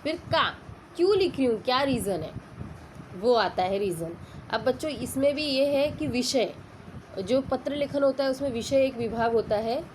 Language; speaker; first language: Hindi; non-native, local second language; Marathi